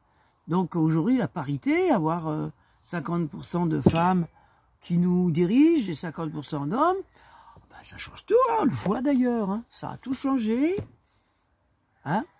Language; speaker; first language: French; native; French